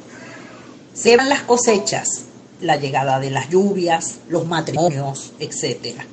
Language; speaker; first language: Spanish; native; Spanish